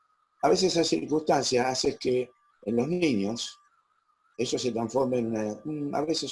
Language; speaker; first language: Spanish; native; Spanish